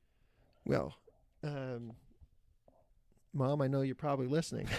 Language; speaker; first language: English; native; English